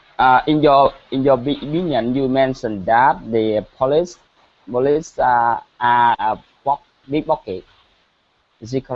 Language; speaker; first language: English; non-native, learner; Vietnamese